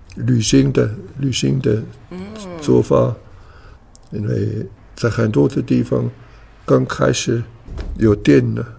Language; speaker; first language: Chinese; non-native, learner; Italian